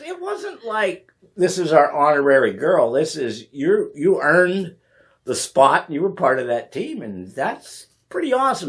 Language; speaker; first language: English; native; English